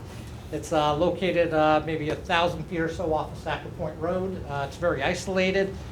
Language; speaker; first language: English; native; English